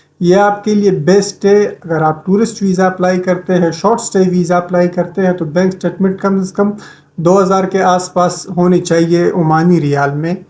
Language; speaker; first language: Urdu; native; Urdu